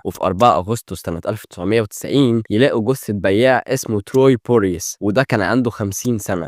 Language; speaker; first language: Arabic; native; Arabic